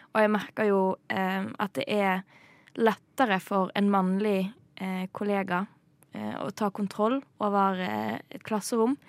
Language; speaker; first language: Norwegian; native; Norwegian